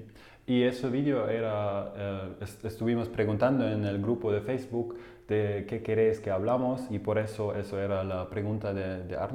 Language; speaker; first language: Spanish; non-native, fluent; German